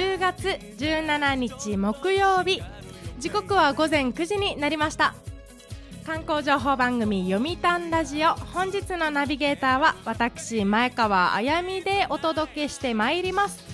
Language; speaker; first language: Japanese; native; Japanese